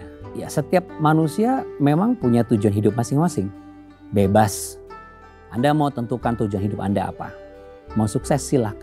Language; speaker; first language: Indonesian; native; Indonesian